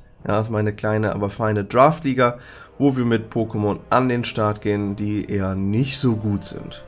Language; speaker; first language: German; native; German